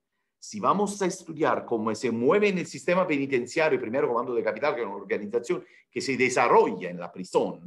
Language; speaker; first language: Spanish; non-native, fluent; Italian